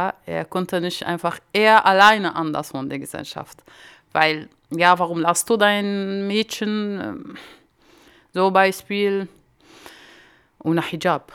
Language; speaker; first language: German; non-native, learner; Arabic